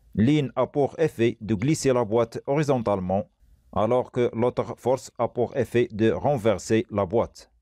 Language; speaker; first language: French; non-native, local second language; Arabic